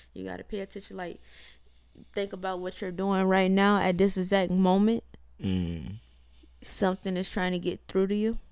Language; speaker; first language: English; native; English